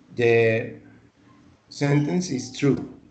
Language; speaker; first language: English; non-native, learner; Spanish